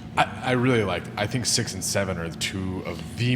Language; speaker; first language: English; native; English